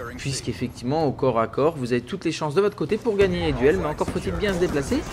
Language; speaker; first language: French; native; French